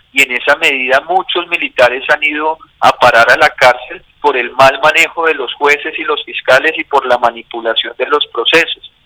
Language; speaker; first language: Spanish; native; Spanish